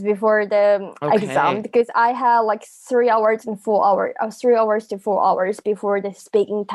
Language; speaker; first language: English; non-native, fluent; Japanese